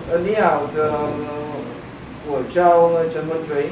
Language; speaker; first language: Chinese; non-native, learner; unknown